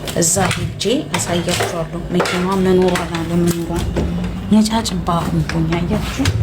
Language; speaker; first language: Amharic; native; Amharic